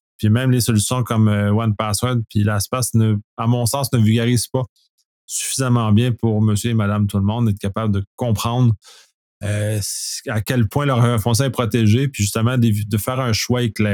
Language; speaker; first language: French; native; French